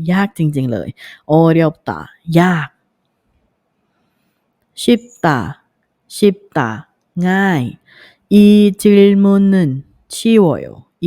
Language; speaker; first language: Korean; non-native, fluent; Thai